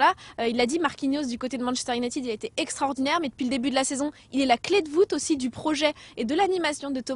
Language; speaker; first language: French; native; French